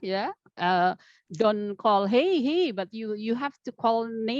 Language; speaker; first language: English; non-native, fluent; Indonesian